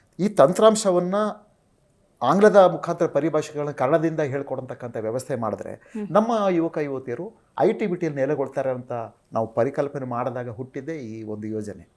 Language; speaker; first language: Kannada; native; Kannada